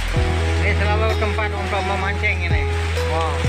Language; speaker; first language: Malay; non-native, local second language; Iban